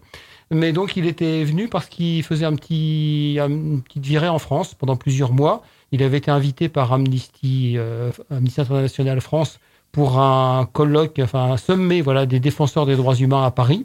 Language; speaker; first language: French; native; French